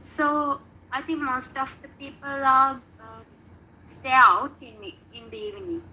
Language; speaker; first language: English; non-native, learner; Sinhala